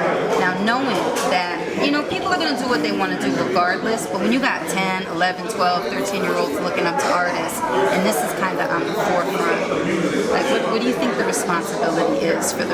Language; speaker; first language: English; native; English